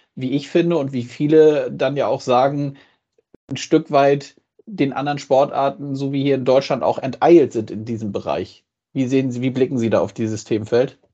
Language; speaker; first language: German; native; German